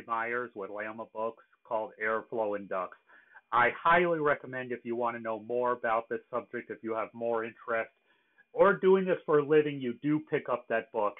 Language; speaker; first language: English; native; English